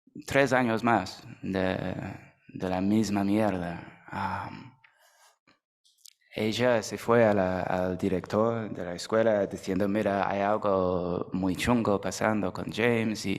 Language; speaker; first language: Spanish; non-native, fluent; English